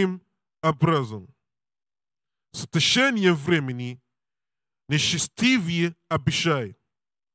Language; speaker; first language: Russian; non-native, learner; English